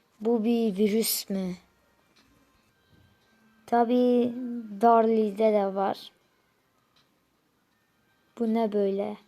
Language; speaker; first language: Turkish; native; Turkish